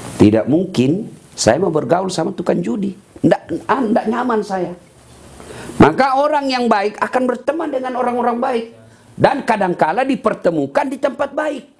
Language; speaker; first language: Malay; non-native, local second language; Buginese